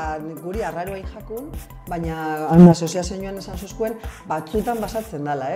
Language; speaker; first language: Basque; native; Basque